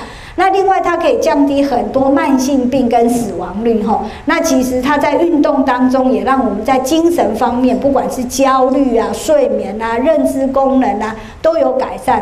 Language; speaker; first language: Chinese; native; Chinese